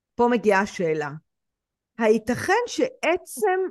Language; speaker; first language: Hebrew; native; Hebrew